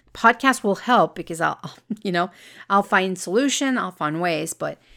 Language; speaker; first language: English; native; English